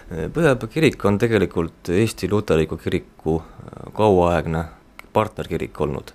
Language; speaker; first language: Estonian; native; Estonian